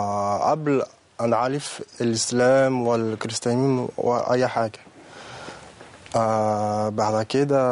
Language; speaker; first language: Arabic; non-native, learner; French